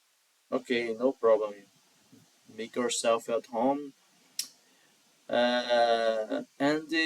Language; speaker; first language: English; non-native, learner; Portuguese